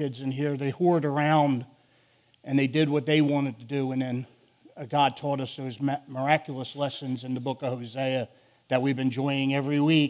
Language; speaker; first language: English; native; English